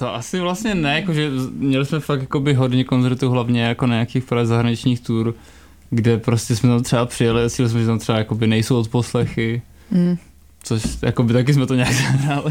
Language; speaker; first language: Czech; native; Czech